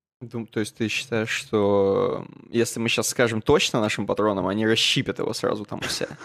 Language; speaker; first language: Russian; native; Russian